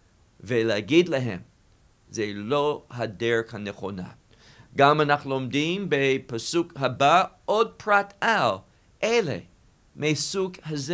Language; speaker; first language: Hebrew; non-native, fluent; English